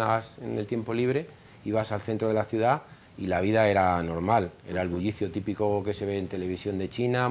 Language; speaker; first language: Spanish; native; Spanish